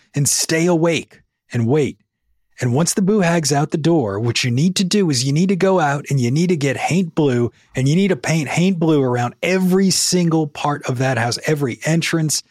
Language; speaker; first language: English; native; English